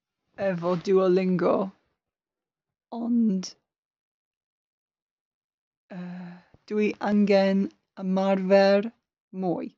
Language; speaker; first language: Welsh; non-native, learner; English